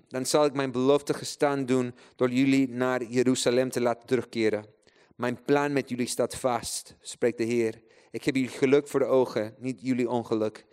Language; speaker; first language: Dutch; non-native, fluent; English